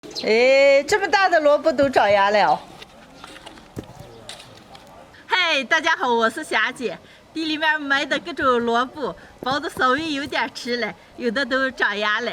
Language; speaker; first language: Chinese; native; Chinese